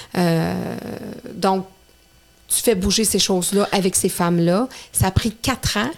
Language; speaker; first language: French; native; French